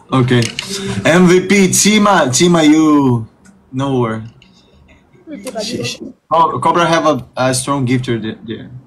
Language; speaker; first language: English; non-native, learner; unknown